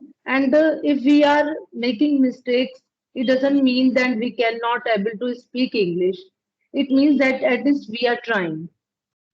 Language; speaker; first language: English; non-native, learner; Punjabi